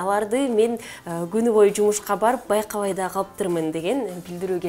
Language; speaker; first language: Kyrgyz; native; Kyrgyz